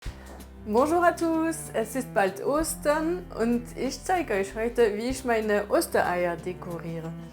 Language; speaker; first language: German; non-native, fluent; French